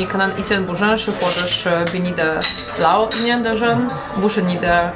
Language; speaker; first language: Chinese; non-native, learner; Polish